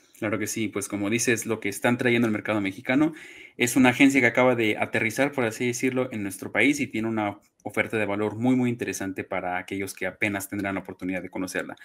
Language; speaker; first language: Spanish; native; Spanish